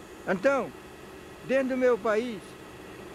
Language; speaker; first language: Portuguese; non-native, local second language; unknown